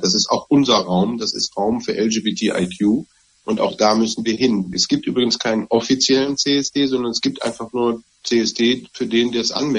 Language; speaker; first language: German; native; German